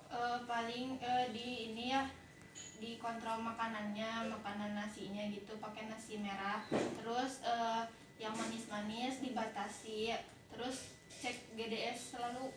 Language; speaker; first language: Indonesian; non-native, local second language; Sundanese